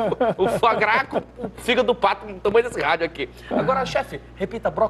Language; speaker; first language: Portuguese; native; Portuguese